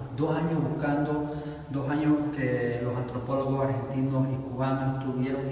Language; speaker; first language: Spanish; native; Spanish